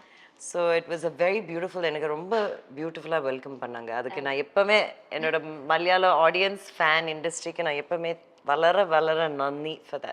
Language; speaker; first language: Tamil; early bilingual, heritage; Tamil